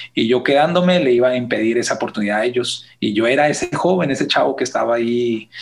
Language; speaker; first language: Spanish; early bilingual, heritage; Spanish